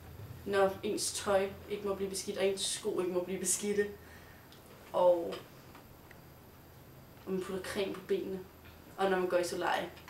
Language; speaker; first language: Danish; native; Danish